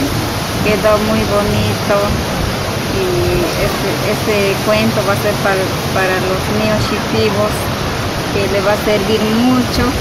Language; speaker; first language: Spanish; non-native, local second language; Shipibo-Conibo